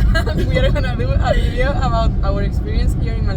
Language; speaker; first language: English; non-native, fluent; Spanish